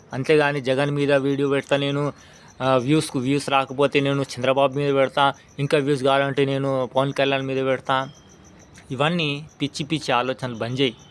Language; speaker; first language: Telugu; non-native, local second language; Urdu